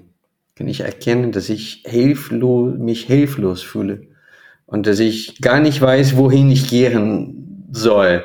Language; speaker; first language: German; non-native, fluent; Portuguese